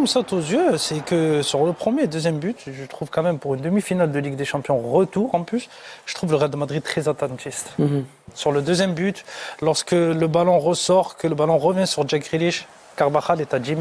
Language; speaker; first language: French; native; French